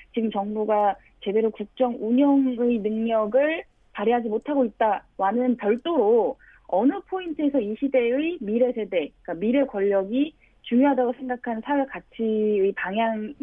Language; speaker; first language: Korean; native; Korean